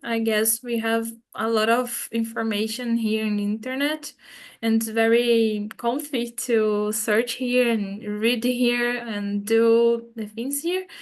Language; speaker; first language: English; non-native, fluent; Portuguese